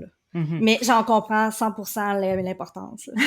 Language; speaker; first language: French; native; French